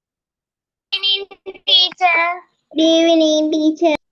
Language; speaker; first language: English; non-native, learner; Sinhala